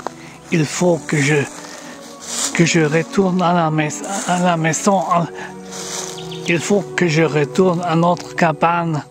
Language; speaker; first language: French; non-native, learner; English